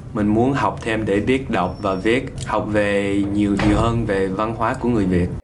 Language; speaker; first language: Vietnamese; early bilingual, heritage; Vietnamese